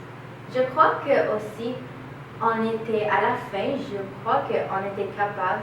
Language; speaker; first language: French; non-native, learner; English